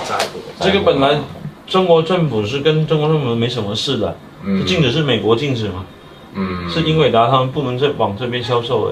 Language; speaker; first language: Chinese; native; Chinese